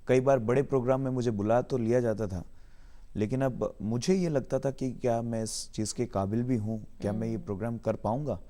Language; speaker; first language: Hindi; native; Hindi